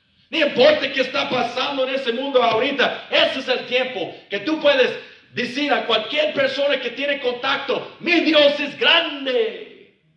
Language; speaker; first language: Spanish; non-native, learner; English